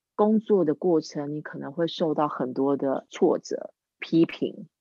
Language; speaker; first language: Chinese; non-native, local second language; English